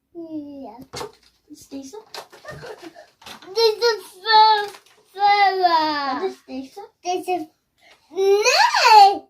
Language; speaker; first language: Dutch; non-native, learner; Tigrinya